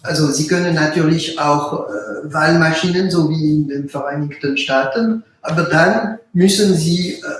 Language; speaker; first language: German; non-native, local second language; French